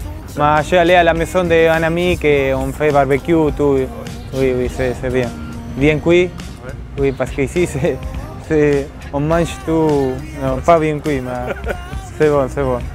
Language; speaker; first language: French; non-native, learner; Spanish